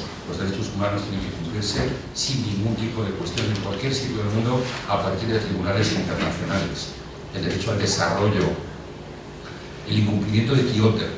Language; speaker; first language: Spanish; native; Spanish